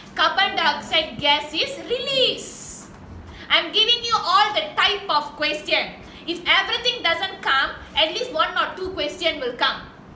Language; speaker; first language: English; non-native, local second language; Tamil